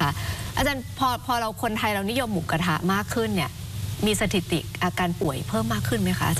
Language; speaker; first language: Thai; native; Thai